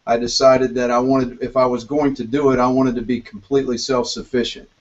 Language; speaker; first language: English; native; English